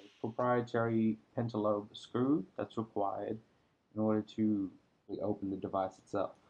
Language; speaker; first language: English; native; English